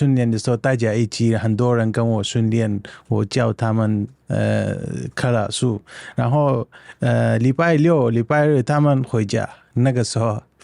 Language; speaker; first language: Chinese; non-native, learner; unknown